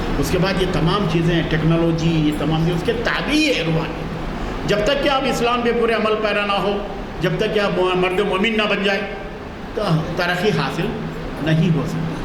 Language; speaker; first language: Urdu; native; Urdu